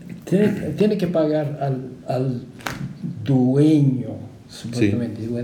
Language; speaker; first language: Spanish; non-native, fluent; English